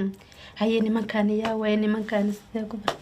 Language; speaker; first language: Somali; non-native, learner; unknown